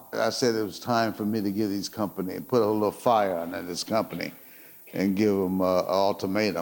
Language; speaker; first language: English; native; English